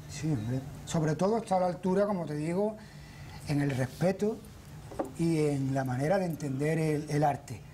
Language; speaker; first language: Spanish; native; Spanish